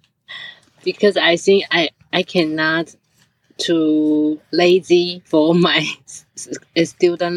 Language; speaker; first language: English; non-native, learner; Chinese